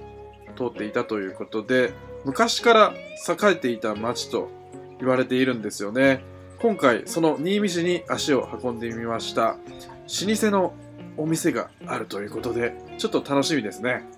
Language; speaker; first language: Japanese; native; Japanese